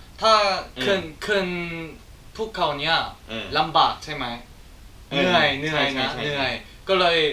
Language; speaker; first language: Thai; non-native, learner; Korean